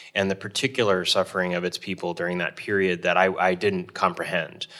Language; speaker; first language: English; native; English